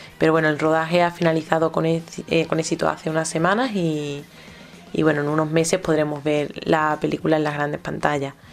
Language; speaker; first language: Spanish; native; Spanish